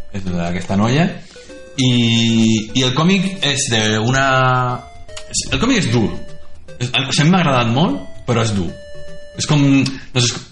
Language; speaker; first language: Catalan; non-native, local second language; Spanish